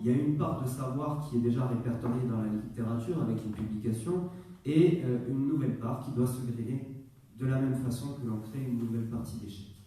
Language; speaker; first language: French; native; French